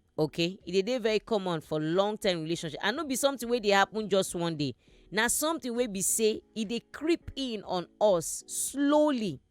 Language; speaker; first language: Nigerian Pidgin; native; Nigerian Pidgin